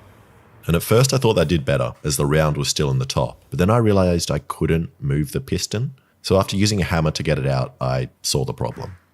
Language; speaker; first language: English; native; English